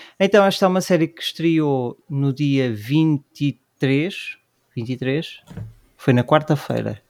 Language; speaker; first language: Portuguese; native; Portuguese